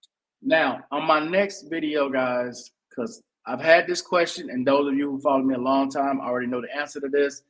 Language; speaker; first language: English; native; English